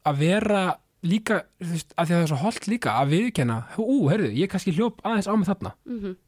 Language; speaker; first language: Icelandic; early bilingual, other home language; Kurdish